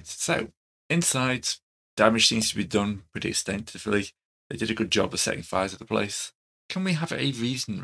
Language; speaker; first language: English; native; English